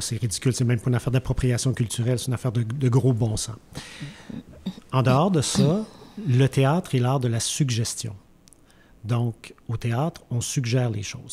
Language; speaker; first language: French; native; French